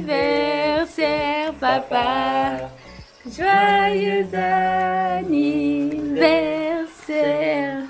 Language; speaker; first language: French; native; French